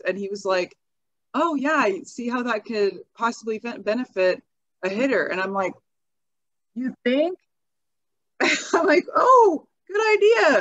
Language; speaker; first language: English; native; English